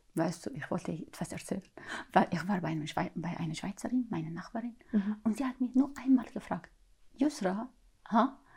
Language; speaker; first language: German; non-native, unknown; Arabic